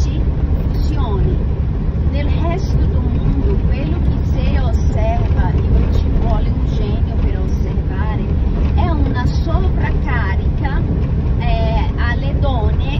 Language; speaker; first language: Italian; non-native, fluent; Portuguese